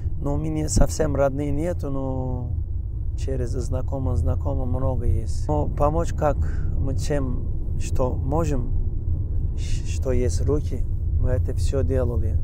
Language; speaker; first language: Russian; non-native, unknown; Turkish